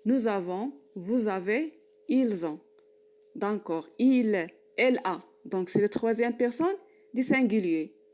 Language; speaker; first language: French; non-native, local second language; Arabic